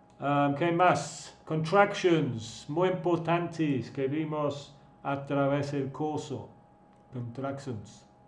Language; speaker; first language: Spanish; non-native, fluent; English